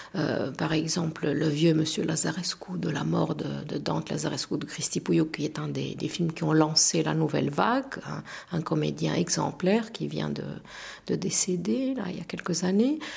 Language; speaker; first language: French; non-native, fluent; Romanian